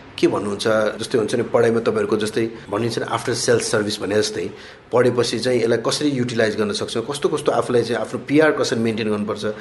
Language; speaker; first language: Nepali; native; Nepali